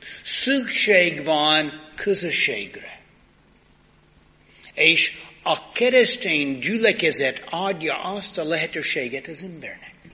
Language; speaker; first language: Hungarian; non-native, learner; English